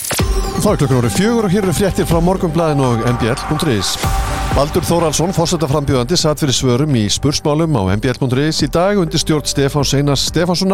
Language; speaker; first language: Icelandic; native; Icelandic